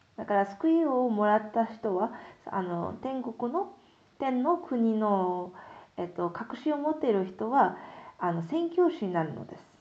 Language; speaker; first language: Japanese; non-native, fluent; Korean